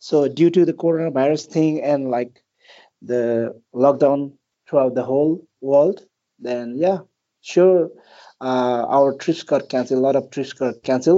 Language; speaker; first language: English; non-native, local second language; Nepali